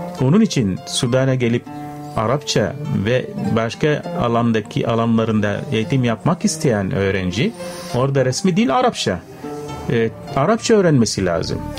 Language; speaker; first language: Turkish; non-native, fluent; Arabic